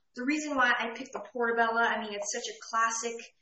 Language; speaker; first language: English; native; English